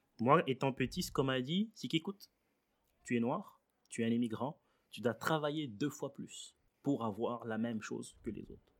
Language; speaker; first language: French; early bilingual, other home language; Swahili